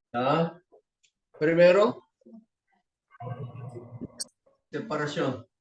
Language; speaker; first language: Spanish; non-native, learner; Korean